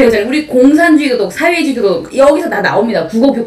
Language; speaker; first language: Korean; native; Korean